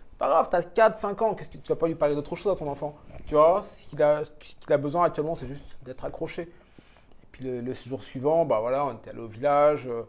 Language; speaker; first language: French; early bilingual, other home language; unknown